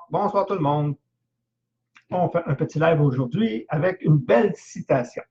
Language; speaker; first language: French; native; French